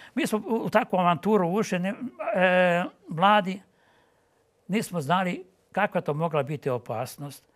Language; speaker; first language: Bosnian; non-native, local second language; Ukrainian